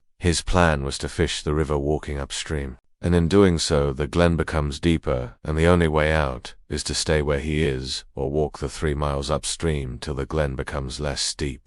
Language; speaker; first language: English; native; English